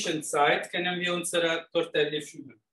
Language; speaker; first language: German; non-native, fluent; Italian